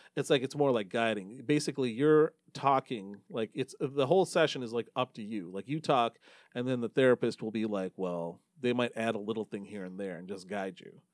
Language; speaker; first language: English; native; English